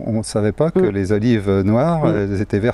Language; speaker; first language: French; native; French